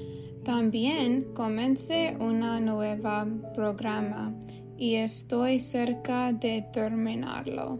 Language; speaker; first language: Spanish; non-native, learner; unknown